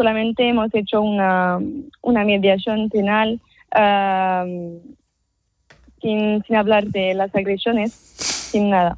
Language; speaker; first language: Spanish; non-native, fluent; French